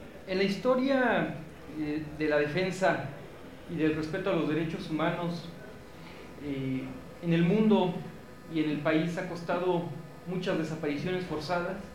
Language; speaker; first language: Spanish; native; Spanish